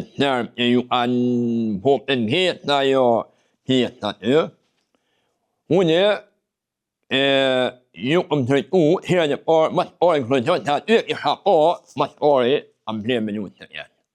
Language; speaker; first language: Albanian; native; Albanian